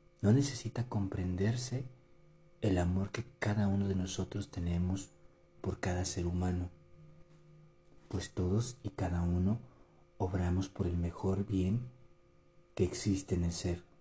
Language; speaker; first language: Spanish; native; Spanish